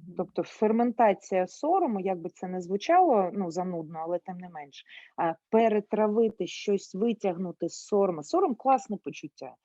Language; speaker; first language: Ukrainian; non-native, local second language; Russian